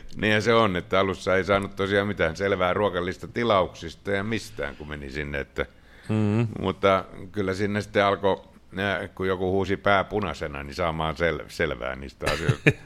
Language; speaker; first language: Finnish; native; Finnish